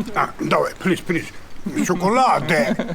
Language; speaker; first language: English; non-native, learner; Georgian